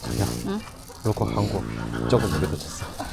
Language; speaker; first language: Korean; native; Korean